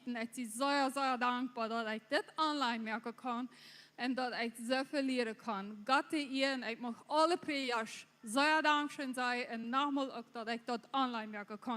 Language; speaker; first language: German; non-native, local second language; Low German